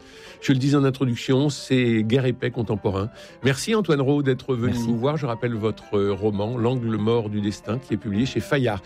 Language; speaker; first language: French; native; French